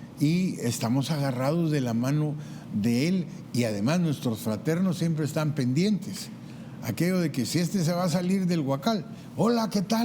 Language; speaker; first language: Spanish; native; Spanish